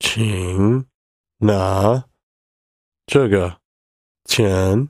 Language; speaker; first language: Chinese; non-native, learner; English